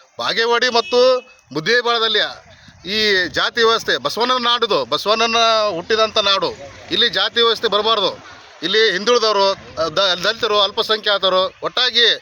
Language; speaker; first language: Kannada; native; Kannada